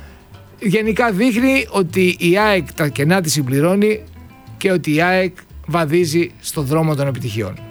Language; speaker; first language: Greek; native; Greek